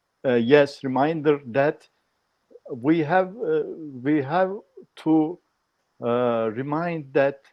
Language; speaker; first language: English; non-native, learner; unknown